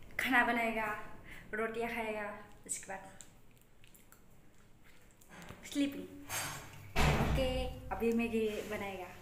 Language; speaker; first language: Hindi; non-native, local second language; Bodo